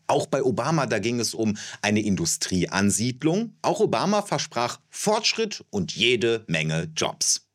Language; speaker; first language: German; native; German